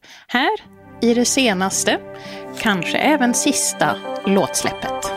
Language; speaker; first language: Swedish; native; Swedish